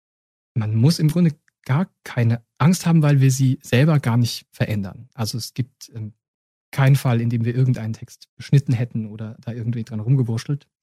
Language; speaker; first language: German; native; German